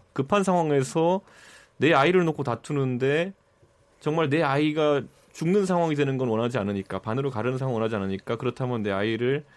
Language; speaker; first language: Korean; native; Korean